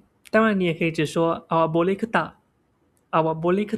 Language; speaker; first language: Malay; non-native, local second language; Chinese